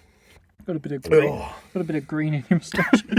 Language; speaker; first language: English; native; English